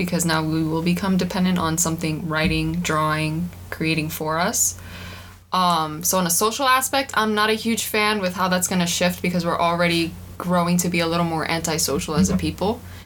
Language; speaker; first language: English; early bilingual, other home language; Albanian